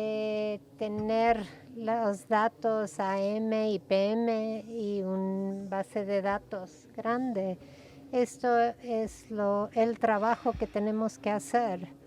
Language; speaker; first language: Spanish; non-native, fluent; German